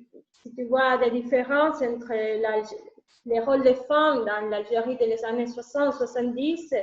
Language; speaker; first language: French; non-native, learner; Spanish